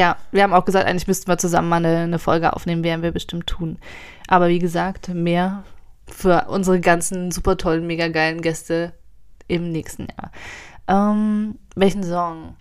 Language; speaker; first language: German; native; German